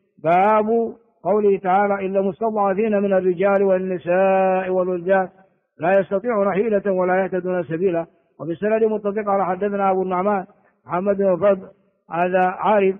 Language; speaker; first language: Arabic; non-native, fluent; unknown